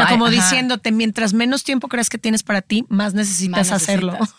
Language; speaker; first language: Spanish; native; Spanish